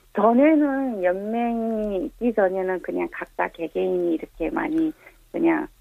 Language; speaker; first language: Korean; early bilingual, heritage; Korean